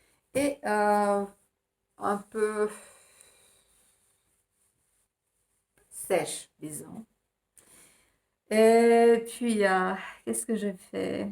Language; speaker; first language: French; non-native, fluent; Finnish